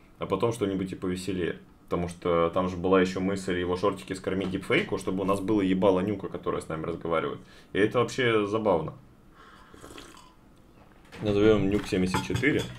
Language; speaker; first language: Russian; native; Russian